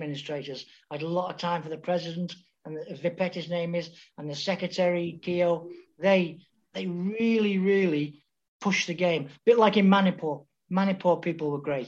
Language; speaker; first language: English; native; English